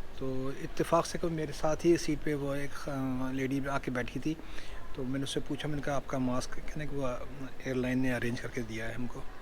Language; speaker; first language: Urdu; non-native, local second language; Punjabi